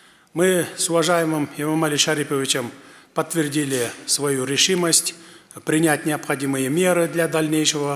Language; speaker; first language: Russian; non-native, local second language; Kyrgyz